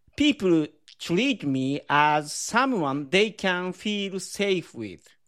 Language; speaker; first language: English; non-native, learner; Japanese